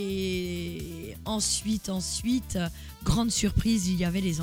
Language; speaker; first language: French; native; French